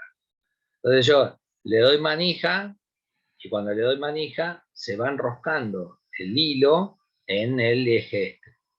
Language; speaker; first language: Spanish; native; Spanish